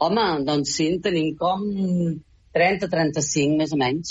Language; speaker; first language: Catalan; native; Catalan